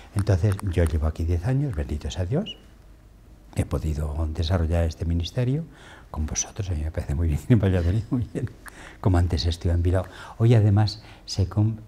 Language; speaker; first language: Spanish; native; Spanish